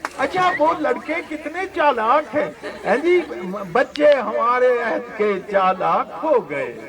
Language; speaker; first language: Urdu; non-native, local second language; Punjabi